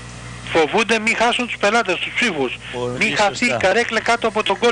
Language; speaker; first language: Greek; native; Greek